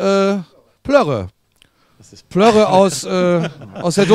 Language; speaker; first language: German; native; German